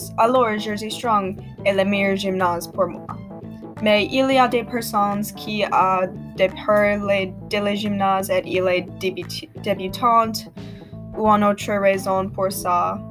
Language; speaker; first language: French; non-native, learner; English